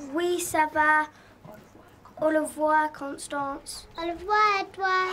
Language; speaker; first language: French; non-native, learner; English